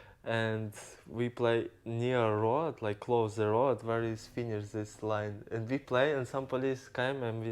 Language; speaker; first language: English; non-native, learner; Ukrainian